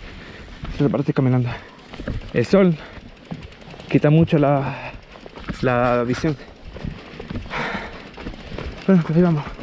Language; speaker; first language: Spanish; native; Spanish